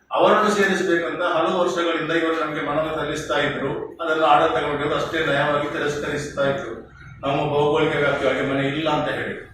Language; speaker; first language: Kannada; non-native, local second language; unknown